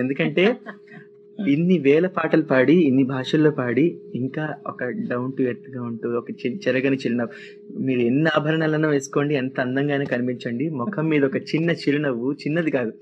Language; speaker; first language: Telugu; native; Telugu